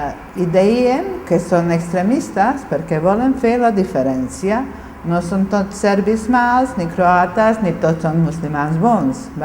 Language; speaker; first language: Catalan; non-native, fluent; Bosnian